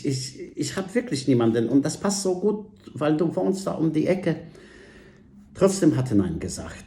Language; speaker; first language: German; non-native, fluent; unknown